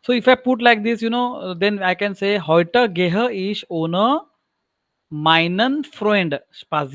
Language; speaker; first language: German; non-native, learner; Marathi